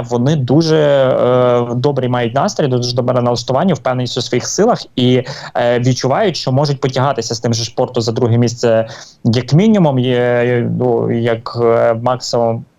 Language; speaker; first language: Ukrainian; native; Ukrainian